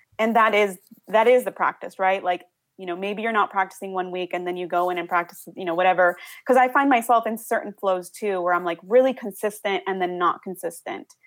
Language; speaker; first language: English; early bilingual, other home language; Spanish